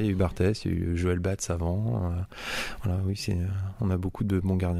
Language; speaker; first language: French; native; French